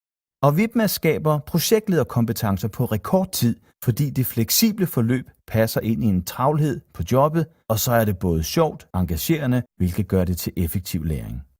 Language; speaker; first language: Danish; native; Danish